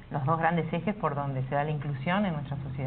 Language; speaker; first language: Spanish; native; Spanish